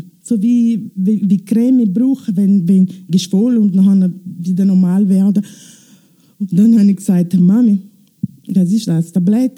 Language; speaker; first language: German; non-native, learner; Italian